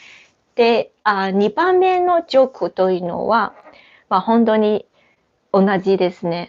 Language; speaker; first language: Japanese; non-native, fluent; Chinese